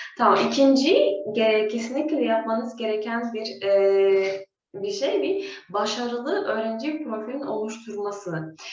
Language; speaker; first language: Turkish; non-native, fluent; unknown